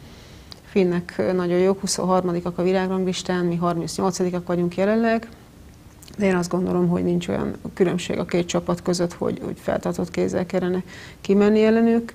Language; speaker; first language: Hungarian; native; Hungarian